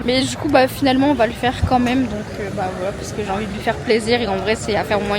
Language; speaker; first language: French; native; French